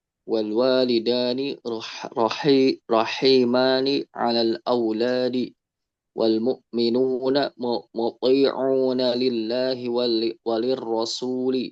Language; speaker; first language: Arabic; non-native, learner; Indonesian